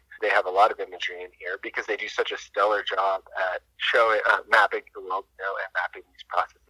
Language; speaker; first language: English; native; English